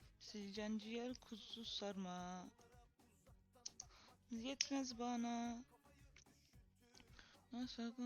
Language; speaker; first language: Turkish; native; Turkish